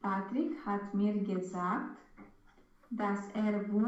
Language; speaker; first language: German; non-native, learner; Romanian